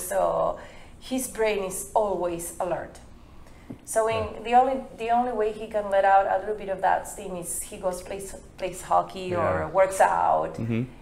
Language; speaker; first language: English; non-native, fluent; Spanish